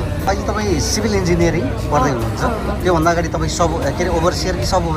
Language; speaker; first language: Nepali; native; Nepali